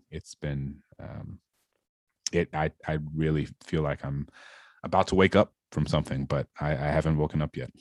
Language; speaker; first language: English; native; English